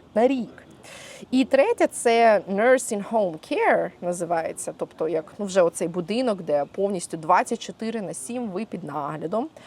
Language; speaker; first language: Ukrainian; native; Ukrainian